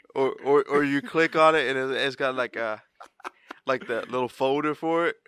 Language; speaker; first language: English; early bilingual, other home language; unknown